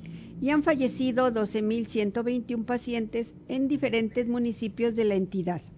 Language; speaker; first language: Spanish; native; Spanish